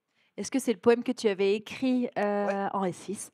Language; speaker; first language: French; native; French